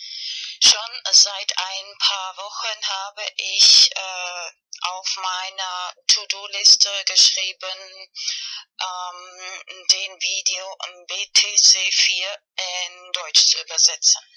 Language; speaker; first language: German; non-native, fluent; Spanish